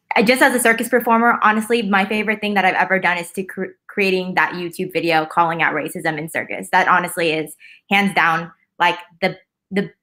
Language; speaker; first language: English; native; English